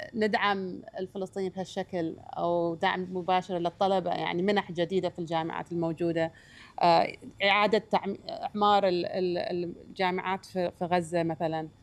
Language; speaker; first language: Arabic; native; Arabic